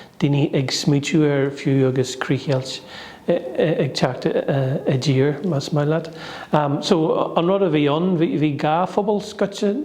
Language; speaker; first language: Irish; non-native, local second language; English